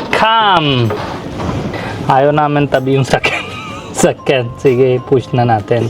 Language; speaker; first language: Filipino; non-native, learner; Hindi